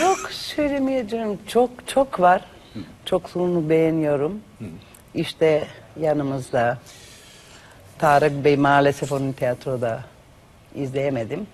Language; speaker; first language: Turkish; non-native, learner; Macedonian